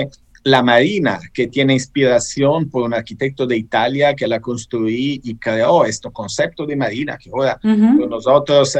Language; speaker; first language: Spanish; non-native, fluent; Italian